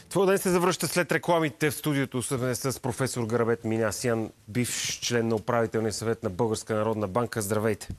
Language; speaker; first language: Bulgarian; native; Bulgarian